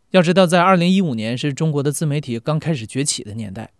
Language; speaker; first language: Chinese; native; Chinese